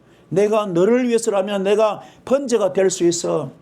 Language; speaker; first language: Korean; native; Korean